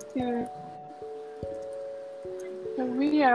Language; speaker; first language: French; non-native, learner; Spanish